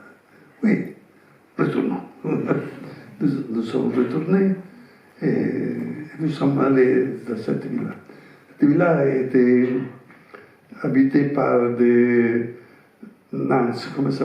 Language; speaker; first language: French; non-native, fluent; Italian